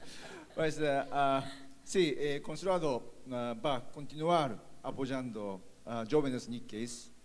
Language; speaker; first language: Portuguese; non-native, fluent; Japanese